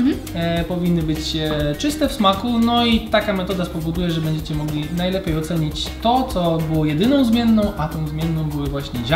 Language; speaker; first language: Polish; native; Polish